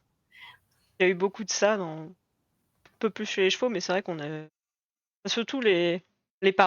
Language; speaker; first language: French; native; French